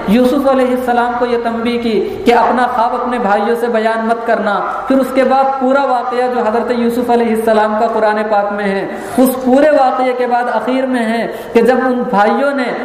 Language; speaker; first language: Urdu; native; Urdu